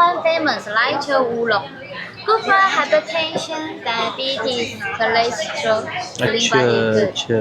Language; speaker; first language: English; non-native, learner; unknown